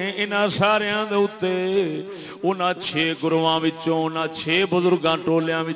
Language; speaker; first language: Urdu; non-native, local second language; Punjabi